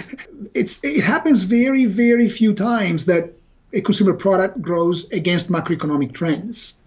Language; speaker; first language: English; non-native, fluent; Italian